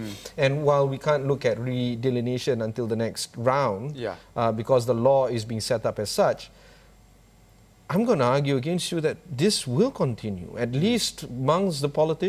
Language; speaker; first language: English; non-native, local second language; Malay